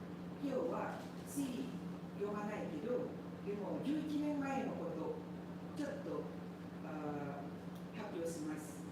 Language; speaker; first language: Japanese; non-native, learner; Indonesian